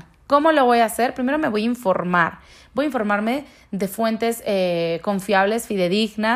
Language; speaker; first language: Spanish; native; Spanish